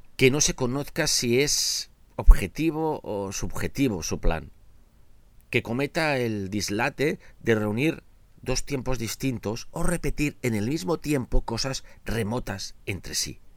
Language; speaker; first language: Spanish; non-native, local second language; Catalan